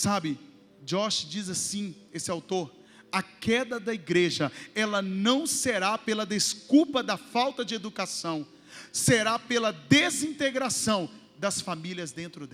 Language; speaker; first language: Portuguese; native; Portuguese